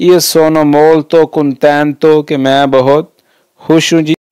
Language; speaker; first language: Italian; non-native, learner; Urdu